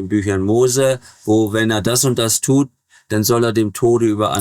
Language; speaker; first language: German; native; German